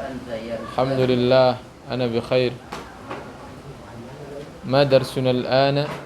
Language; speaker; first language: Arabic; non-native, fluent; Indonesian